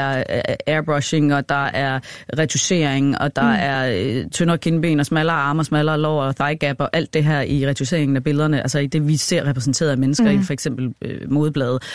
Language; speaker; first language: Danish; native; Danish